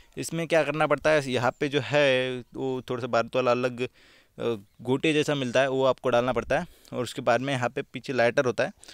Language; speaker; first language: Hindi; non-native, local second language; Marathi